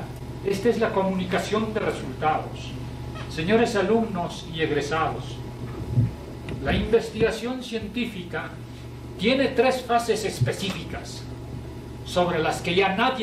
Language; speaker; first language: Spanish; native; Spanish